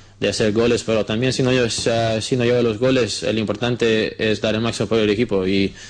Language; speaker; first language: Spanish; non-native, fluent; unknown